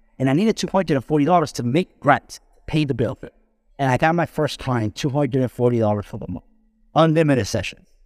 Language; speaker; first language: English; early bilingual, other home language; Spanish